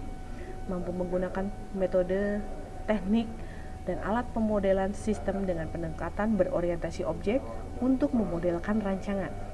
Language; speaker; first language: Indonesian; native; Indonesian